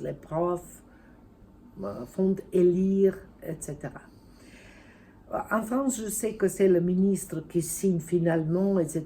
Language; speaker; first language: French; non-native, fluent; Serbian